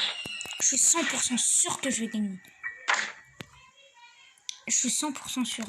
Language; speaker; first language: French; native; French